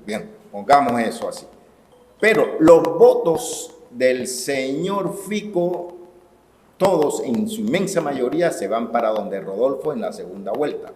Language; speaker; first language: Spanish; native; Spanish